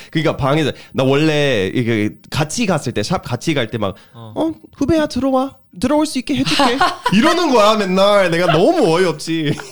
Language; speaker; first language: Korean; early bilingual, heritage; Korean